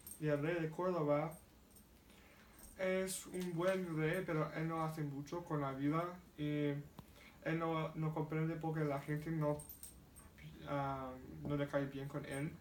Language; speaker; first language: Spanish; non-native, learner; English